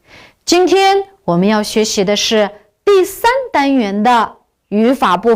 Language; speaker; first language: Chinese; non-native, local second language; Uyghur